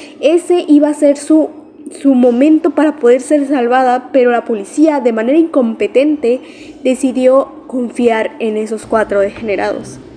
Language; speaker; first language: Spanish; native; Spanish